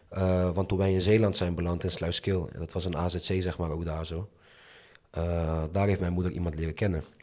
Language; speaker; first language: Dutch; early bilingual, other home language; Azerbaijani